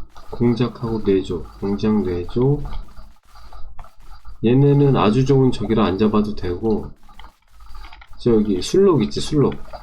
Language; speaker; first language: Korean; native; Korean